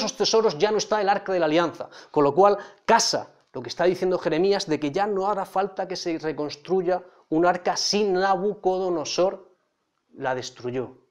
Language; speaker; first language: Spanish; native; Spanish